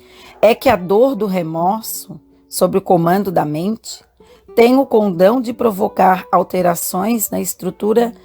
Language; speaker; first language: Portuguese; native; Portuguese